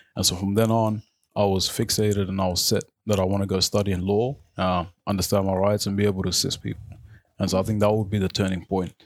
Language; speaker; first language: English; non-native, local second language; Arabic